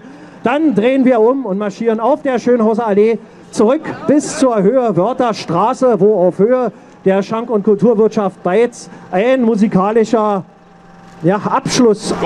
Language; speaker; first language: German; native; German